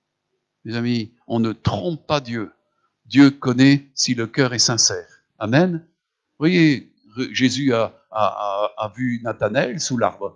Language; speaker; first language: French; native; French